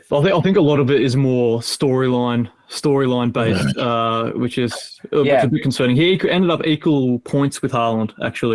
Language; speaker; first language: English; native; English